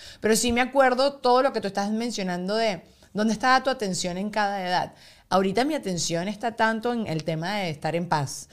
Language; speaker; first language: Spanish; native; Spanish